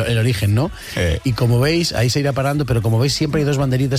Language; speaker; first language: Spanish; native; Spanish